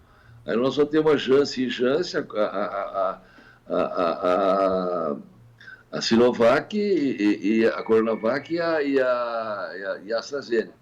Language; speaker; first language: Portuguese; native; Portuguese